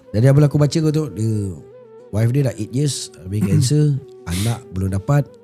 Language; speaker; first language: Malay; native; Malay